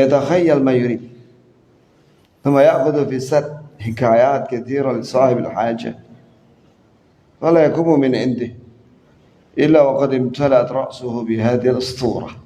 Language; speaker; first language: Arabic; non-native, fluent; Indonesian